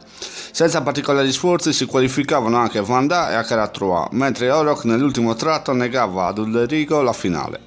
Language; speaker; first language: Italian; native; Italian